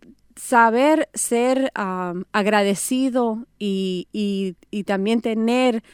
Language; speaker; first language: Spanish; native; Spanish